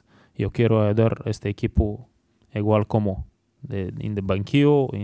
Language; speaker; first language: Spanish; non-native, learner; Bulgarian